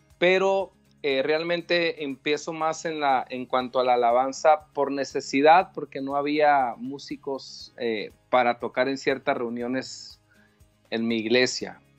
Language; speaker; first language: Spanish; native; Spanish